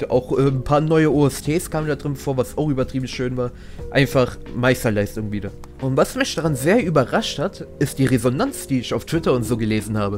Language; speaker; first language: German; native; German